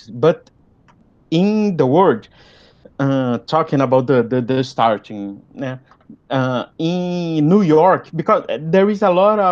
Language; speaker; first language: English; non-native, fluent; Portuguese